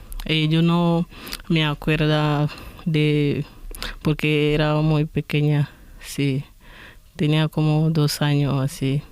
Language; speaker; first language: Spanish; non-native, fluent; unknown